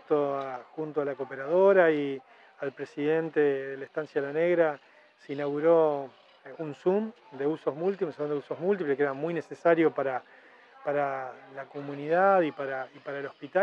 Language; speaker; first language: Spanish; native; Spanish